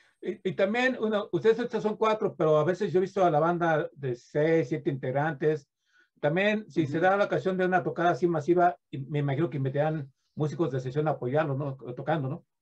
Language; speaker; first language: Spanish; native; Spanish